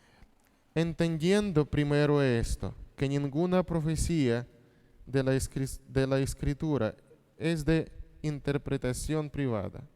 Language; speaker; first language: Spanish; non-native, fluent; Russian